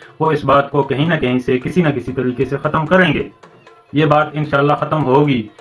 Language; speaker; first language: Urdu; non-native, local second language; Northern Hindko